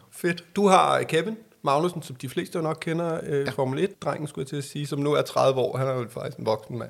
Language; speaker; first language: Danish; native; Danish